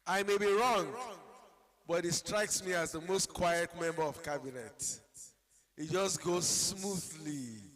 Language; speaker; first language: English; non-native, local second language; Yoruba